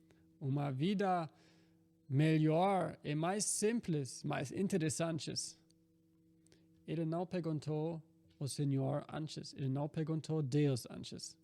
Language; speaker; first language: Portuguese; non-native, fluent; German